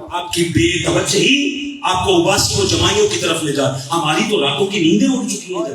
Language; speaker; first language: Urdu; non-native, local second language; Punjabi